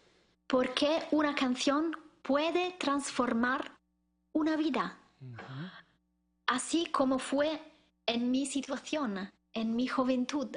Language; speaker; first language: Spanish; non-native, fluent; Italian